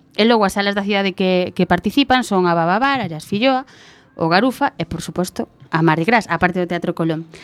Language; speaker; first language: Galician; non-native, local second language; Spanish